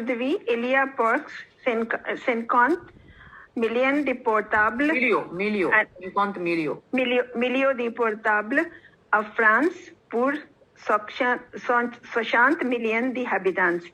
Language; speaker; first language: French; non-native, learner; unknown